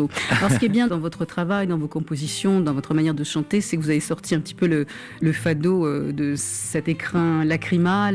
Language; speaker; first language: French; native; French